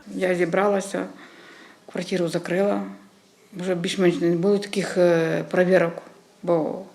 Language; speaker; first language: Ukrainian; native; Ukrainian